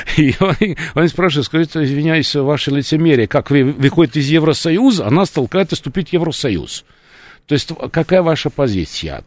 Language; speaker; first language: Russian; non-native, fluent; Serbian